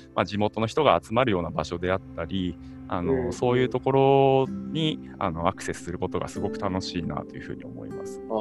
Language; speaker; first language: Japanese; native; Japanese